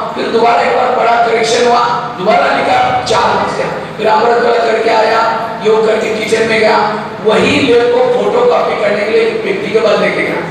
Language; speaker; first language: Hindi; non-native, local second language; Marathi